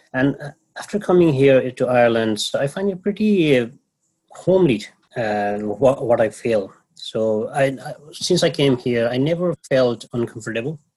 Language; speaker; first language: English; non-native, local second language; Nepali